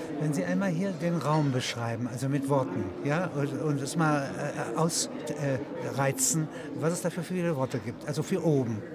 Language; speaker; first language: German; native; German